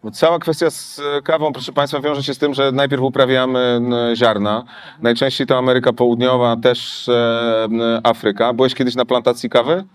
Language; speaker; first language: Polish; native; Polish